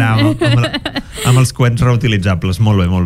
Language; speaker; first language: Catalan; native; Catalan